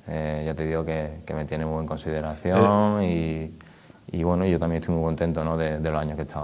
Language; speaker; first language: Spanish; native; Spanish